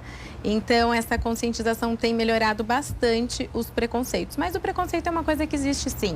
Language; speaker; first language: Portuguese; native; Portuguese